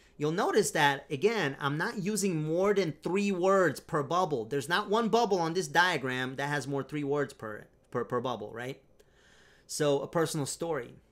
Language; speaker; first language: English; non-native, fluent; Romanian